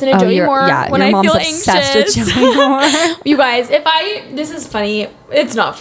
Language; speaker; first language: English; native; English